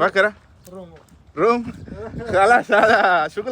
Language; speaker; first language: Arabic; non-native, learner; Malayalam